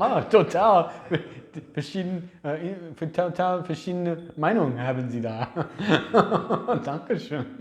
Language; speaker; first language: German; non-native, learner; English